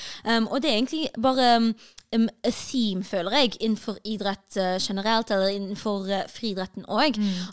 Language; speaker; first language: Norwegian; native; Norwegian